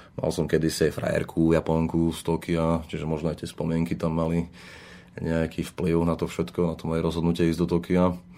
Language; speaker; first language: Slovak; native; Slovak